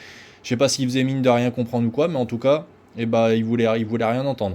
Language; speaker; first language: French; native; French